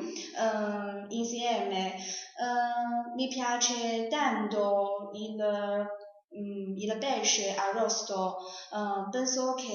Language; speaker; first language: Italian; non-native, learner; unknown